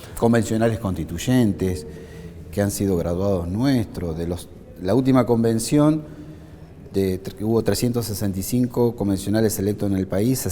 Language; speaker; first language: Spanish; native; Spanish